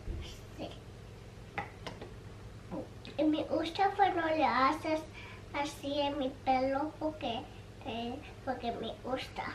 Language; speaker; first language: Spanish; early bilingual, heritage; Spanish